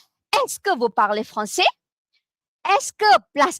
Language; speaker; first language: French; non-native, fluent; Malay